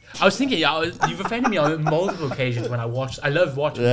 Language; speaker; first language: English; native; English